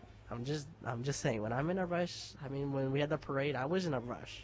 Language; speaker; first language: English; early bilingual, other home language; Spanish